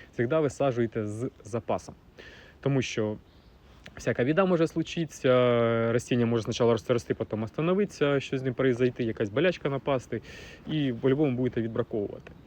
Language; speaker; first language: Ukrainian; non-native, local second language; Russian